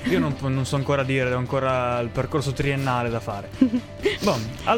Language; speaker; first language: Italian; native; Italian